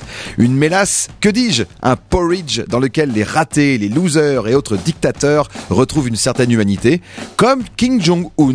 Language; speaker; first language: French; native; French